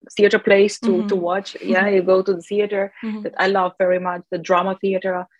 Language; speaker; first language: English; non-native, fluent; Russian